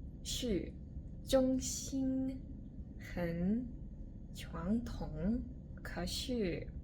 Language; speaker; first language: Chinese; non-native, learner; English